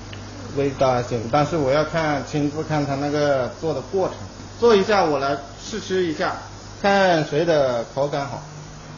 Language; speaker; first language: Chinese; native; Chinese